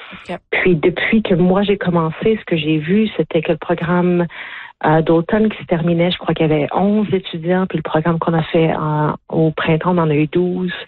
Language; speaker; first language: French; native; French